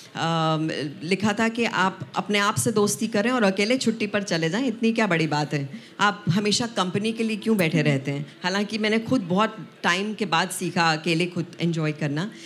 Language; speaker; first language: Hindi; non-native, local second language; Punjabi